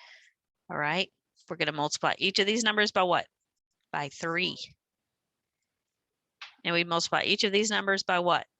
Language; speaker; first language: English; native; English